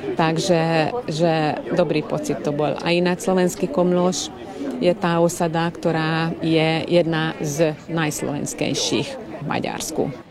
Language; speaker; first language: Slovak; early bilingual, heritage; Slovak